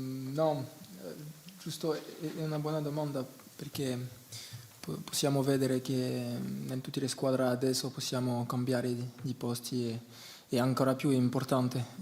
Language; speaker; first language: Italian; early bilingual, heritage; French